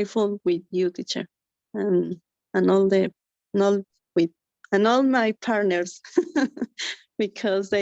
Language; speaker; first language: English; non-native, learner; Spanish